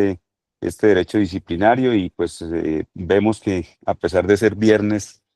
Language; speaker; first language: Spanish; native; Spanish